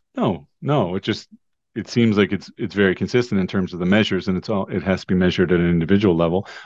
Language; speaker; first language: English; native; English